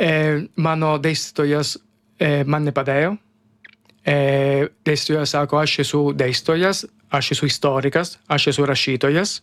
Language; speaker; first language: Lithuanian; non-native, learner; Italian